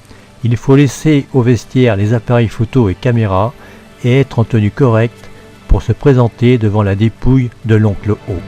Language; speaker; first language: French; native; French